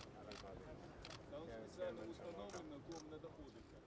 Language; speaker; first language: Russian; non-native, fluent; Chinese